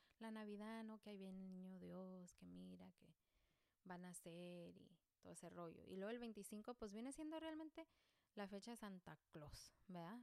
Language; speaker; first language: Spanish; early bilingual, heritage; Spanish